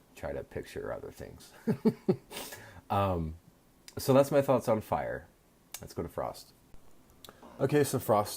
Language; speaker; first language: English; native; English